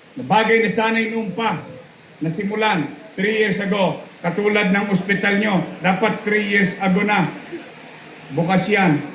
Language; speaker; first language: Filipino; native; Filipino